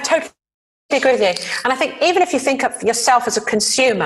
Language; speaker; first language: English; native; English